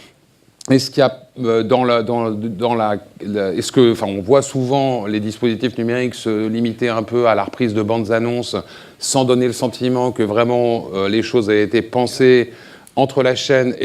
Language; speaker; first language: French; native; French